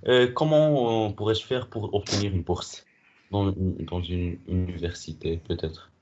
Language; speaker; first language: French; non-native, local second language; Arabic